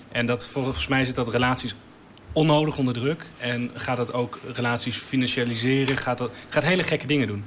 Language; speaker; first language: Dutch; native; Dutch